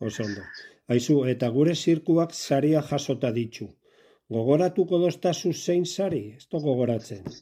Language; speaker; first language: Basque; native; Basque